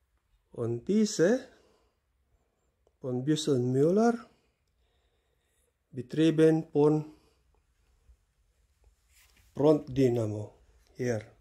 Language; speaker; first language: German; non-native, learner; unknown